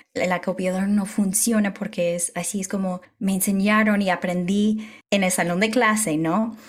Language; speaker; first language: Spanish; non-native, fluent; English